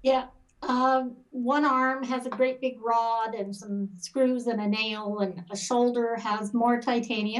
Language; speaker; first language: English; native; English